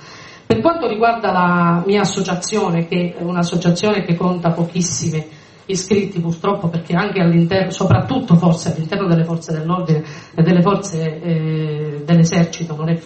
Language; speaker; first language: Italian; native; Italian